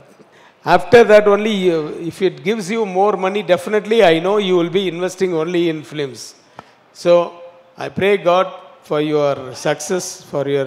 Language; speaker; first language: Telugu; non-native, learner; Tamil